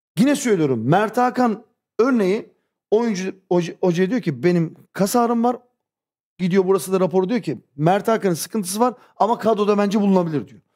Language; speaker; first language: Turkish; early bilingual, heritage; Turkish